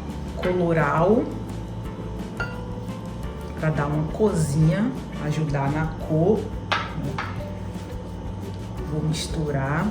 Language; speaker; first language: Portuguese; native; Portuguese